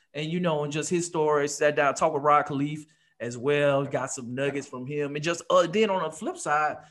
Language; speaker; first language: English; native; English